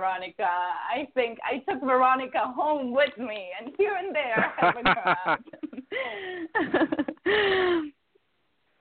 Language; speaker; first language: English; non-native, fluent; Swiss German